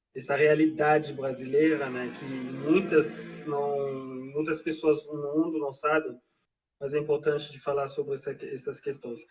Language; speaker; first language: Portuguese; non-native, fluent; Lingala